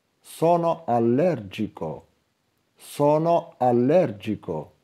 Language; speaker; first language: Italian; non-native, fluent; Arabic